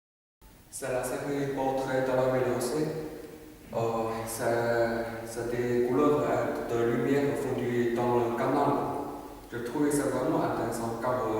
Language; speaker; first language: French; non-native, learner; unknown